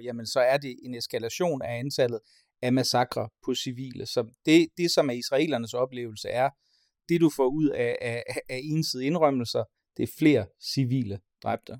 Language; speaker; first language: Danish; native; Danish